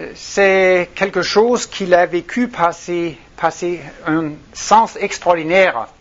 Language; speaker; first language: French; non-native, fluent; Danish